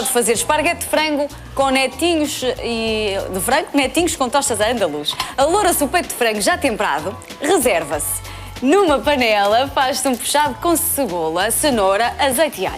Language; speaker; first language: Portuguese; native; Portuguese